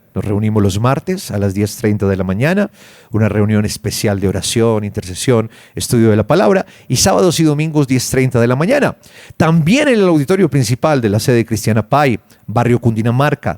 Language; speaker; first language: Spanish; native; Spanish